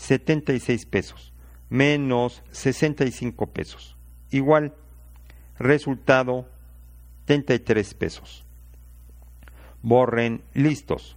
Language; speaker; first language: Spanish; native; Spanish